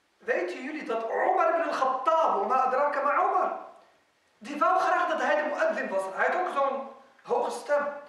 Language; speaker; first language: Dutch; non-native, fluent; Arabic